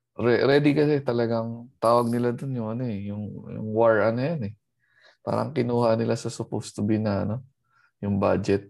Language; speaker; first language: Filipino; native; Filipino